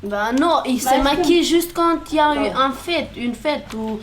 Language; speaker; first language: French; early bilingual, other home language; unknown